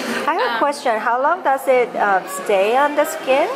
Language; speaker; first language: English; non-native, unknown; Korean